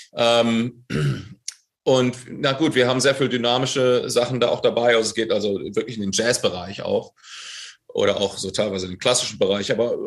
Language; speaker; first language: German; native; German